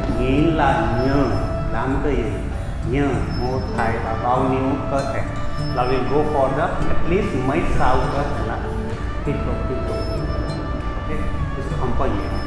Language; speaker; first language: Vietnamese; non-native, learner; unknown